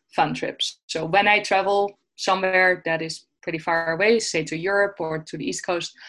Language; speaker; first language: English; non-native, fluent; Dutch